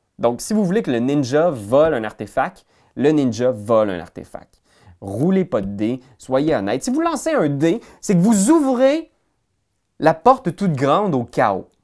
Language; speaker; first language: French; native; French